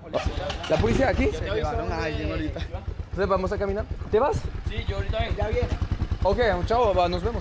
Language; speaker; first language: Spanish; non-native, learner; French